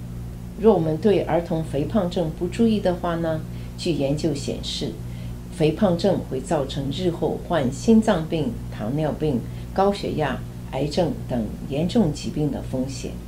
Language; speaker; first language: Chinese; native; Chinese